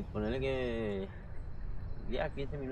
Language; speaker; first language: Spanish; native; Spanish